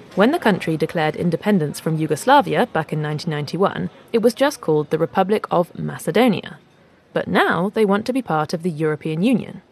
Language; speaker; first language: English; native; English